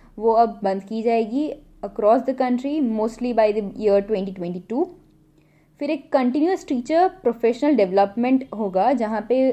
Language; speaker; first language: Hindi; non-native, local second language; Gujarati